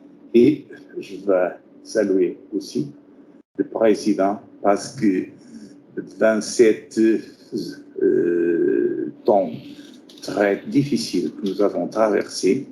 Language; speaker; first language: French; non-native, fluent; Portuguese